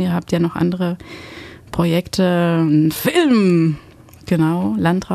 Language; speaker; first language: German; non-native, fluent; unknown